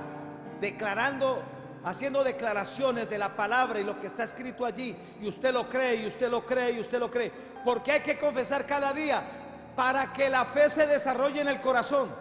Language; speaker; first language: Spanish; native; Spanish